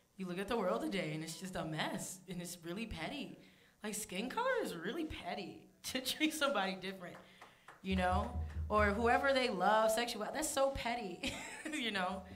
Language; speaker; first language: English; native; English